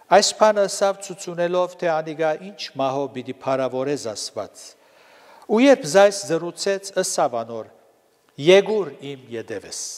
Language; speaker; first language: Armenian; native; Armenian